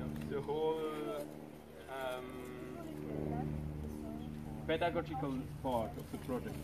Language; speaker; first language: English; non-native, fluent; French